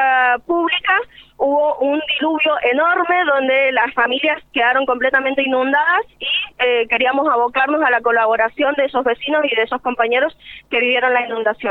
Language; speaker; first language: Spanish; native; Spanish